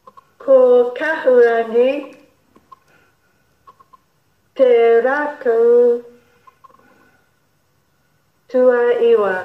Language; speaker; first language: Māori; non-native, learner; English